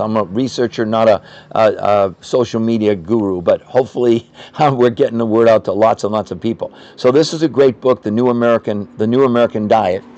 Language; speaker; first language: English; native; English